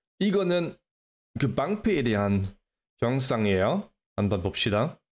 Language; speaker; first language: Korean; non-native, fluent; English